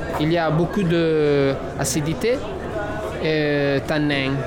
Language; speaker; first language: French; non-native, learner; Italian